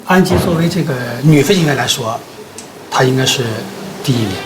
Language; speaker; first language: Chinese; native; Chinese